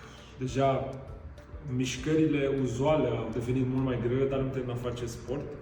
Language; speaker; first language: Romanian; native; Romanian